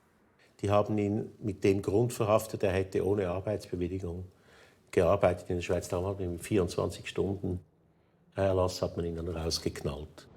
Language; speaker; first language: German; native; German